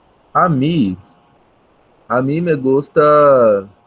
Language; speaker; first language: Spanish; non-native, fluent; Portuguese